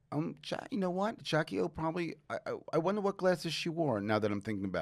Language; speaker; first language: English; native; English